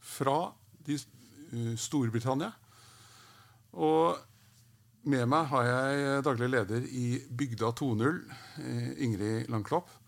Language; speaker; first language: Norwegian; native; Norwegian